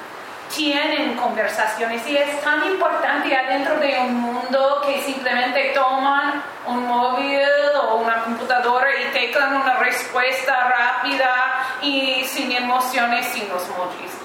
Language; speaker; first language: Spanish; non-native, fluent; English